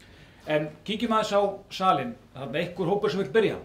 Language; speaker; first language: Icelandic; native; Icelandic